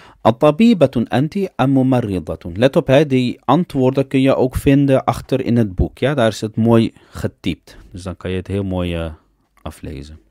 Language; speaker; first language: Dutch; early bilingual, other home language; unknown